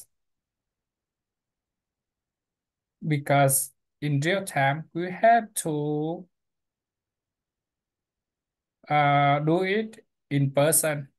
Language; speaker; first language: English; non-native, learner; Vietnamese